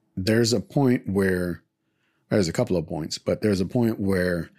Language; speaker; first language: English; native; English